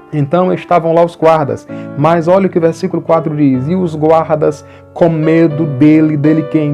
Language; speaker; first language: Portuguese; native; Portuguese